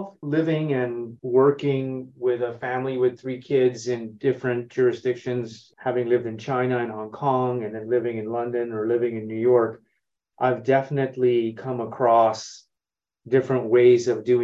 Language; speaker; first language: English; native; English